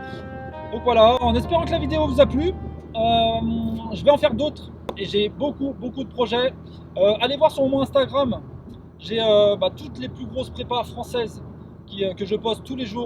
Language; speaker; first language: French; native; French